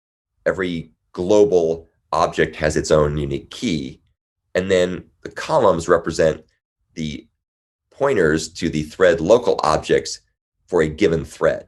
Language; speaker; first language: English; native; English